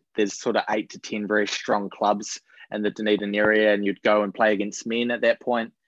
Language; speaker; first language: English; native; English